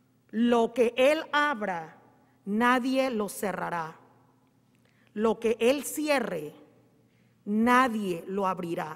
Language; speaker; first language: Spanish; native; Spanish